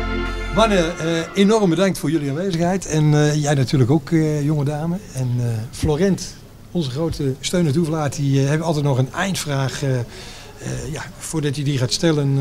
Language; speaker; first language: Dutch; native; Dutch